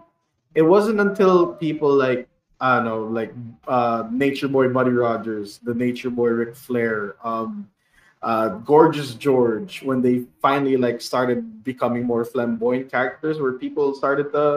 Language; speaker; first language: English; non-native, local second language; Hiligaynon